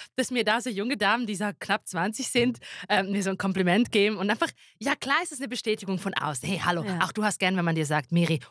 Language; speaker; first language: German; native; German